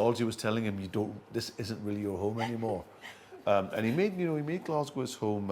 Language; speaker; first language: English; early bilingual, other home language; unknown